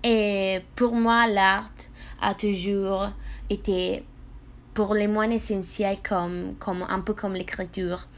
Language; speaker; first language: French; non-native, fluent; Italian